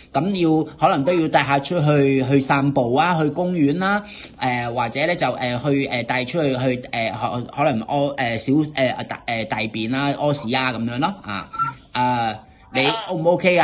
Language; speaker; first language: Cantonese; native; Cantonese